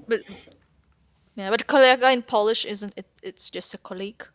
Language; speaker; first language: English; non-native, fluent; Ukrainian